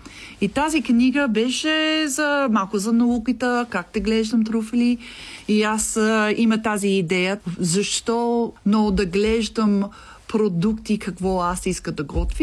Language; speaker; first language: Bulgarian; non-native, learner; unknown